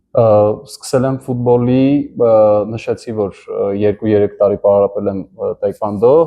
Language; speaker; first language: Armenian; native; Armenian